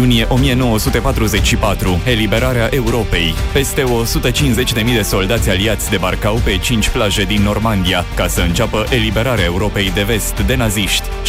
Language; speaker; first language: Romanian; native; Romanian